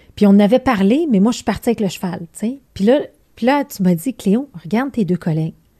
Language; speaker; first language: French; native; French